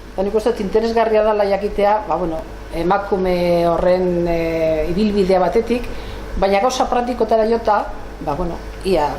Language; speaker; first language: Basque; native; Basque